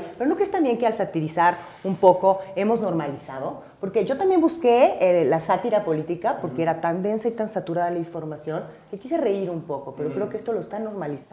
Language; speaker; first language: Spanish; native; Spanish